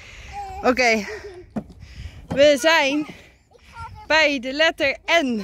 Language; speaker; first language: Dutch; native; Dutch